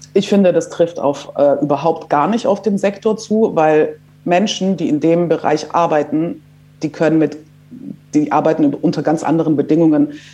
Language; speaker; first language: German; early bilingual, other home language; Croatian